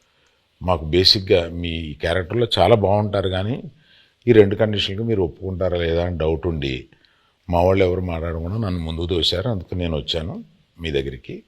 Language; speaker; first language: Telugu; native; Telugu